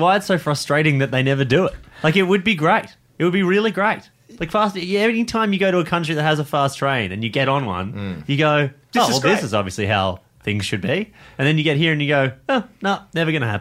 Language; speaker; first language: English; native; English